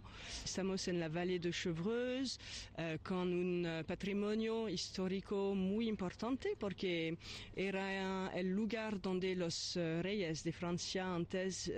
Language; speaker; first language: Spanish; non-native, fluent; French